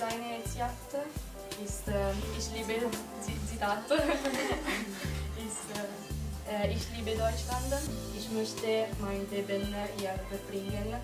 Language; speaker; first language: German; non-native, learner; Italian